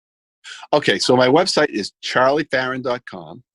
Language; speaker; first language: English; native; English